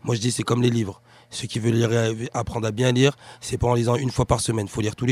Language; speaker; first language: French; native; French